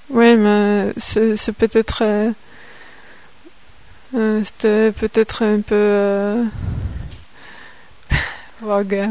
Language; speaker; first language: French; non-native, fluent; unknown